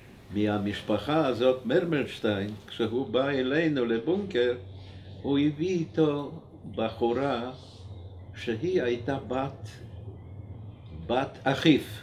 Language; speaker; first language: Hebrew; non-native, fluent; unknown